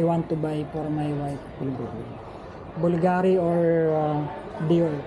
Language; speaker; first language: English; non-native, local second language; Filipino